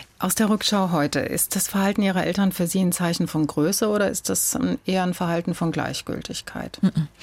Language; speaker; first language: German; native; German